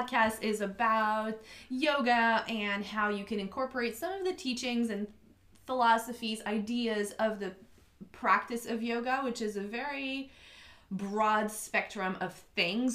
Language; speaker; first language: English; non-native, fluent; French